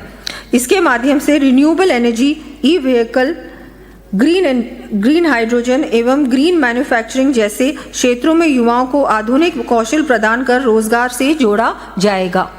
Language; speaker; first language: Hindi; native; Hindi